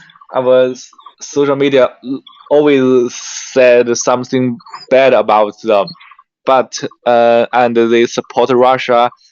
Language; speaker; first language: English; non-native, learner; Chinese